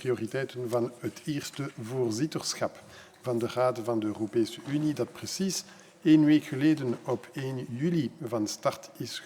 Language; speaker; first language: Dutch; non-native, local second language; French